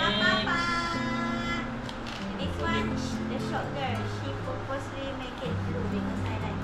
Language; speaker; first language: English; non-native, learner; Malay